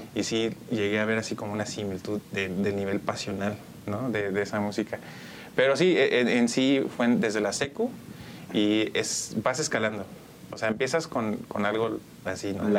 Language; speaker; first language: Spanish; early bilingual, heritage; Spanish